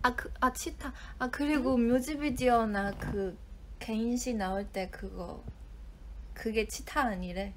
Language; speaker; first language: Korean; non-native, fluent; Chinese